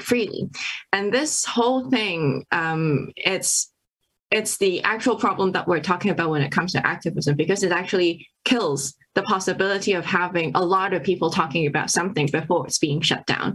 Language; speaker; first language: English; non-native, local second language; Cantonese